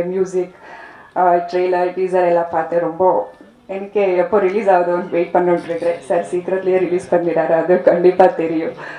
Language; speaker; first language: Tamil; non-native, learner; Kannada